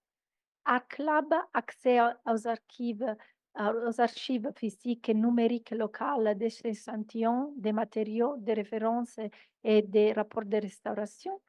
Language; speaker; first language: French; non-native, fluent; Italian